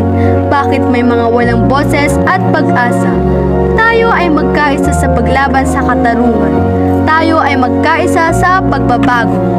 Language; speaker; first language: Filipino; native; Filipino